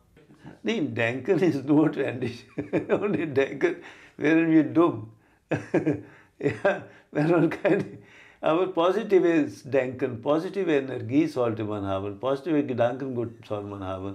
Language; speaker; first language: German; non-native, fluent; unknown